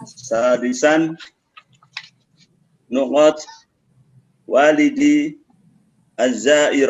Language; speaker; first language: Arabic; non-native, learner; Indonesian